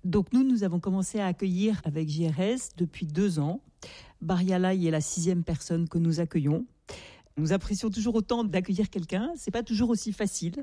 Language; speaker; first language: French; native; French